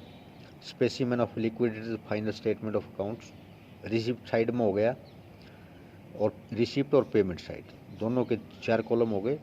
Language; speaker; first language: Hindi; native; Hindi